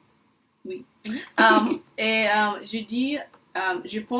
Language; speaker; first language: French; non-native, learner; English